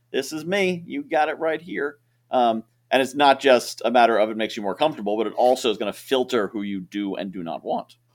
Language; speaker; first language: English; native; English